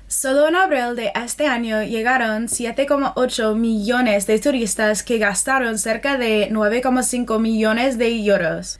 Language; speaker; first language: Spanish; non-native, fluent; English